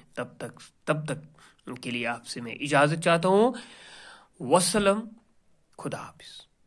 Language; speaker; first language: Urdu; non-native, local second language; Kashmiri